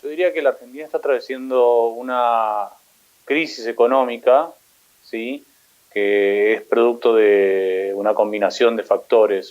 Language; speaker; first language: Spanish; native; Spanish